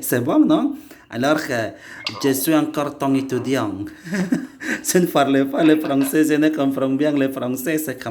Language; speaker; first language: French; non-native, learner; Indonesian